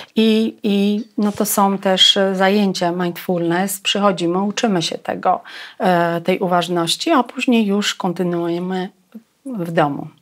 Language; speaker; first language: Polish; non-native, fluent; Russian